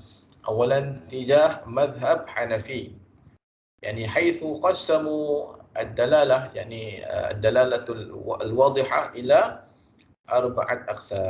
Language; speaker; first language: Arabic; non-native, fluent; Malay